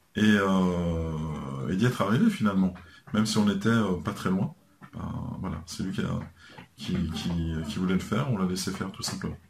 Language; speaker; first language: French; native; French